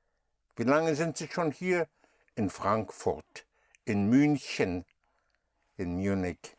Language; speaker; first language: German; non-native, fluent; English